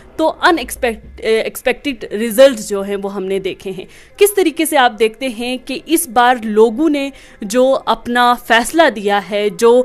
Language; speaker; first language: Hindi; non-native, local second language; Kashmiri